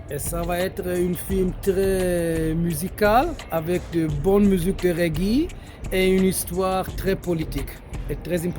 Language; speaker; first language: French; non-native, fluent; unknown